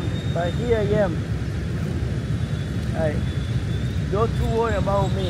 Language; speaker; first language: English; non-native, fluent; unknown